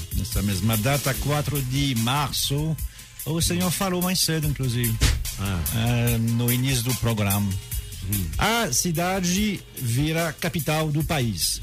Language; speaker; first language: Portuguese; non-native, fluent; French